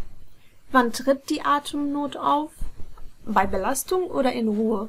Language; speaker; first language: German; non-native, fluent; Arabic